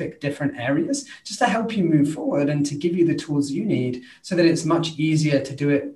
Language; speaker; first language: English; native; English